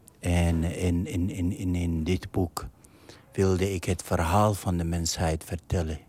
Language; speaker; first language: Dutch; non-native, fluent; Arabic